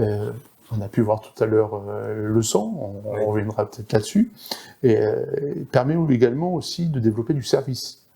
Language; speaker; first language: French; native; French